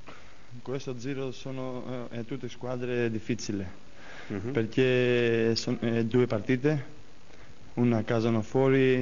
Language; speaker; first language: Italian; non-native, learner; Greek